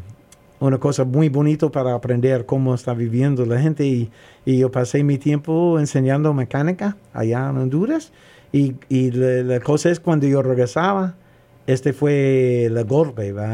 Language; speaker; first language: Spanish; non-native, learner; English